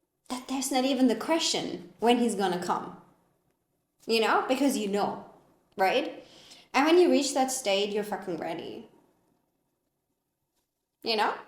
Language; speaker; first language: English; non-native, fluent; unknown